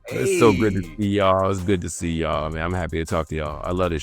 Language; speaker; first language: English; native; English